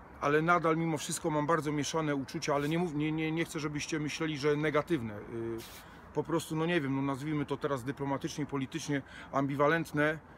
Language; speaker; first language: Polish; native; Polish